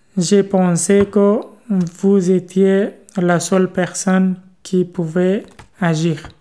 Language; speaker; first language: French; non-native, learner; Persian